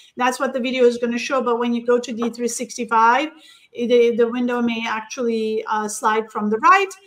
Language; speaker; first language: English; non-native, fluent; Turkish